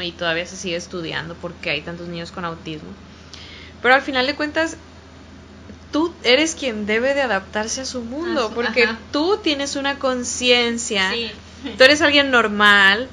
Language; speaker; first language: Spanish; native; Spanish